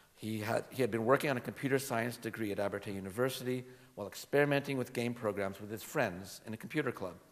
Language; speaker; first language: English; native; English